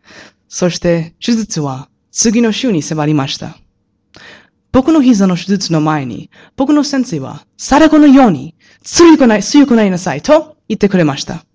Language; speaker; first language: Japanese; non-native, learner; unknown